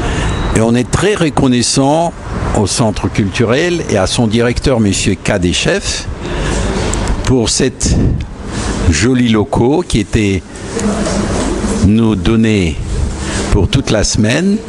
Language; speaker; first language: French; non-native, fluent; Russian